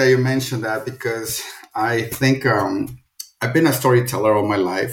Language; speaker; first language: English; non-native, fluent; Spanish